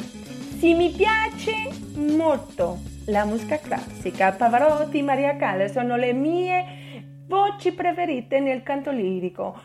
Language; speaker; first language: Italian; non-native, fluent; Portuguese